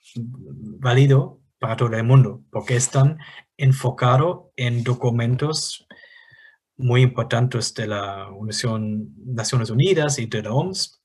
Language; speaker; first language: Spanish; non-native, fluent; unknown